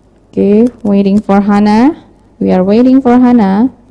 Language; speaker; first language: English; non-native, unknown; Indonesian